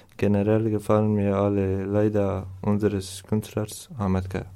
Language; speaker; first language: German; non-native, learner; Turkish